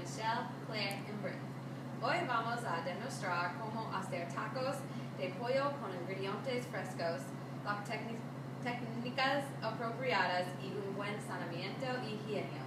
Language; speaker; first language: Spanish; non-native, learner; English